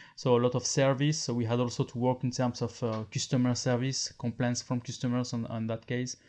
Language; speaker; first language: English; non-native, fluent; French